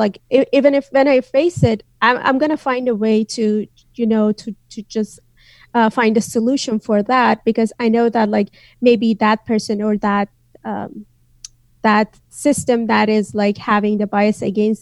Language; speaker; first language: English; non-native, fluent; Azerbaijani